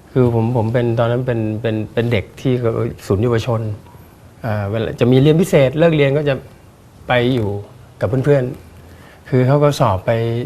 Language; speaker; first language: Thai; native; Thai